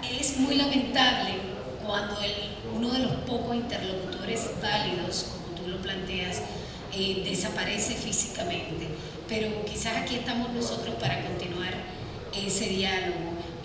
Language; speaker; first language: Spanish; native; Spanish